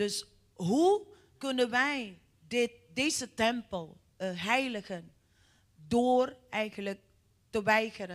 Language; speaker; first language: Dutch; non-native, fluent; Indonesian